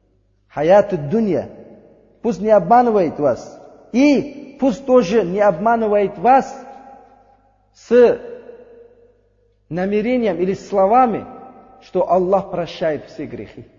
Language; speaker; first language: Russian; non-native, learner; Uzbek